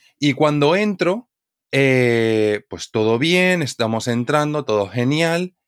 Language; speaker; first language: Spanish; native; Spanish